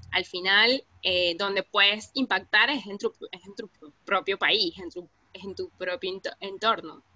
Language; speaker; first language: Spanish; native; Spanish